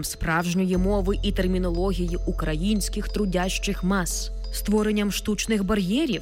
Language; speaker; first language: Ukrainian; native; Ukrainian